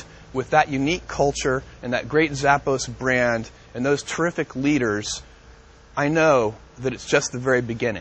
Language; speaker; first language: English; native; English